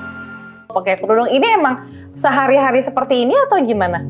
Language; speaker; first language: Indonesian; native; Indonesian